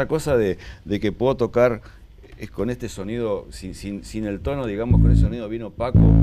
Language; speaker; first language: Spanish; native; Spanish